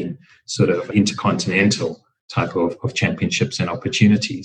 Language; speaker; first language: English; native; English